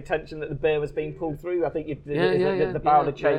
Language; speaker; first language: English; native; English